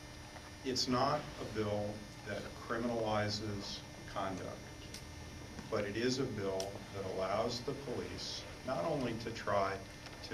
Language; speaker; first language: English; native; English